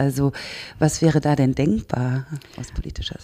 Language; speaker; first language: German; native; German